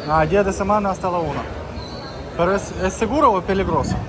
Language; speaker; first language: Spanish; non-native, learner; Russian